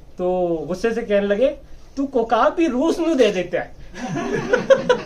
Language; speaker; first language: Urdu; native; Urdu